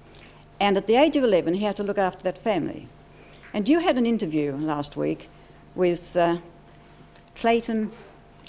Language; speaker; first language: English; native; English